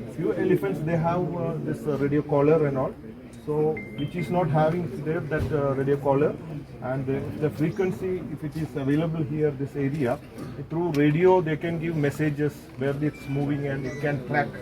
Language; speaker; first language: English; non-native, local second language; Malayalam